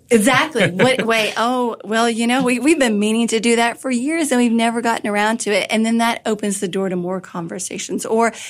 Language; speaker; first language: English; native; English